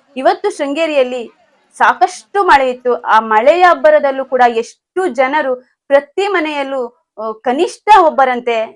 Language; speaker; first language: Kannada; non-native, local second language; Konkani